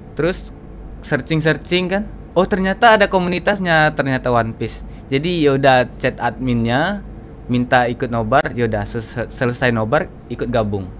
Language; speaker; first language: Indonesian; native; Indonesian